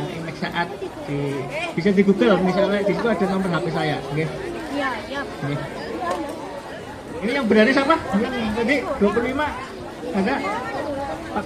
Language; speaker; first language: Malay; non-native, local second language; Javanese